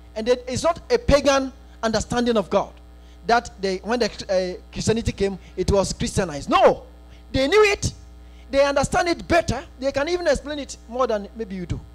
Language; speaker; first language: English; non-native, local second language; Akan